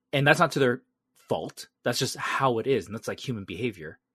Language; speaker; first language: English; early bilingual, other home language; Vietnamese